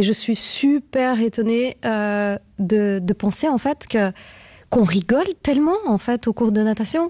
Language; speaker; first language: French; native; French